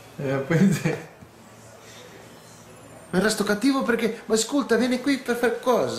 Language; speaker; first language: Italian; non-native, learner; Portuguese